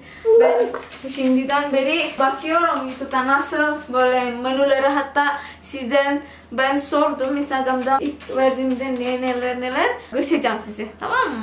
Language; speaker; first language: Turkish; non-native, learner; Indonesian